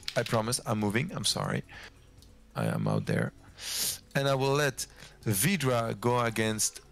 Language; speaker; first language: English; non-native, fluent; French